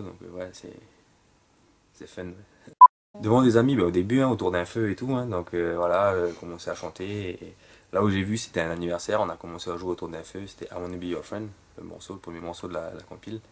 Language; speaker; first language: French; native; French